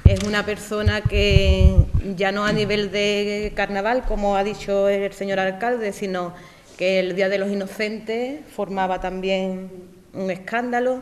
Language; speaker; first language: Spanish; native; Spanish